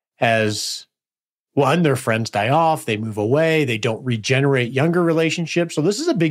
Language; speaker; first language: English; native; English